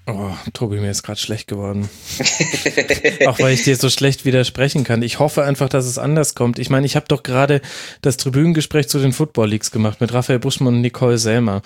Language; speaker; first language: German; native; German